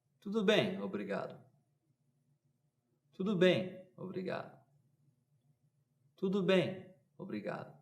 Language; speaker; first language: Portuguese; non-native, fluent; English